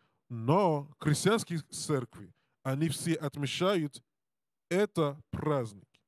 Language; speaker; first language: Russian; non-native, learner; Portuguese